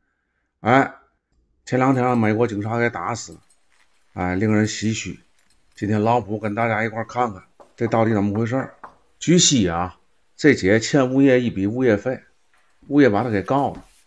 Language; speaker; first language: Chinese; native; Chinese